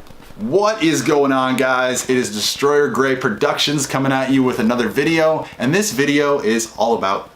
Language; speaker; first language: English; native; English